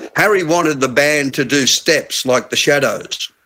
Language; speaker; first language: English; native; English